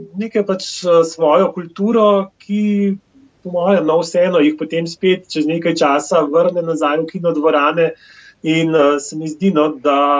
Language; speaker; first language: Slovenian; native; Slovenian